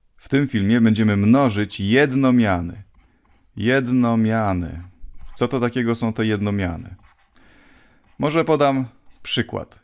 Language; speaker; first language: Polish; native; Polish